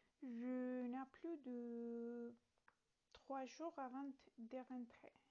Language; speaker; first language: French; non-native, learner; Italian